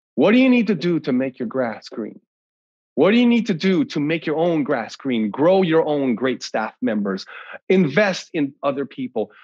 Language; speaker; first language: English; native; English